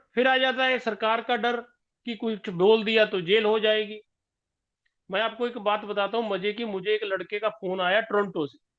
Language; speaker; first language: Hindi; non-native, local second language; Punjabi